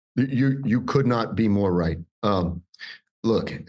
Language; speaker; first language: English; native; English